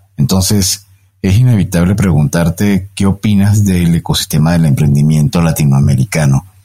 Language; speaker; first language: Spanish; native; Spanish